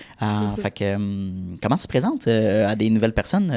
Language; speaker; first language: French; native; French